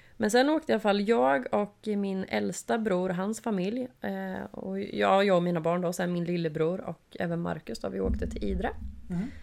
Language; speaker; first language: Swedish; native; Swedish